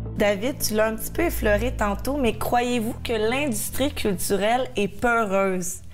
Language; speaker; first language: French; native; French